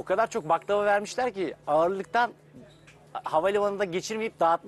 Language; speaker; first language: Turkish; native; Turkish